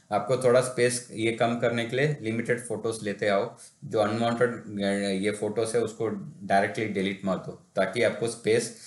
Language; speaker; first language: Hindi; non-native, local second language; Tamil